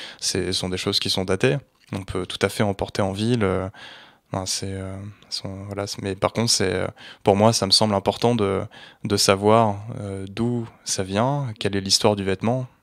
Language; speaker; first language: French; native; French